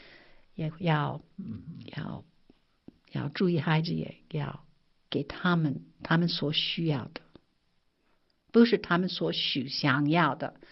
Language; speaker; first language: Chinese; non-native, fluent; English